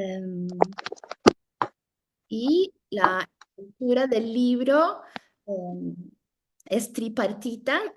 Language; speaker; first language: Spanish; non-native, fluent; Norwegian